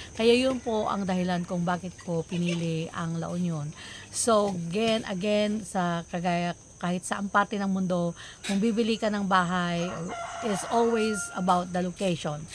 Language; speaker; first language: Filipino; non-native, local second language; Iloko